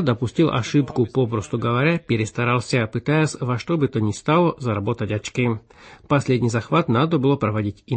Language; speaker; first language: Russian; native; Russian